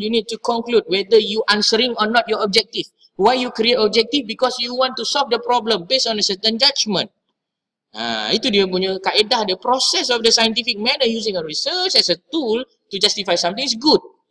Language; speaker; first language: English; non-native, local second language; Malay